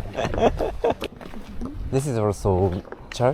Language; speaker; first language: English; non-native, learner; Japanese